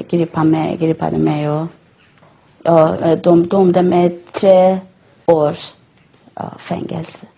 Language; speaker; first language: Swedish; non-native, learner; Persian